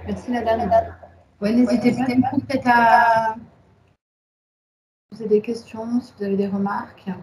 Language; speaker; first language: French; native; French